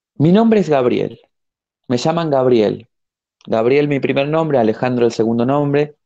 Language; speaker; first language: Spanish; native; Spanish